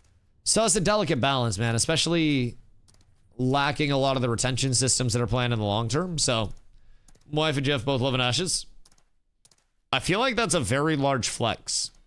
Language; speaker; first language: English; native; English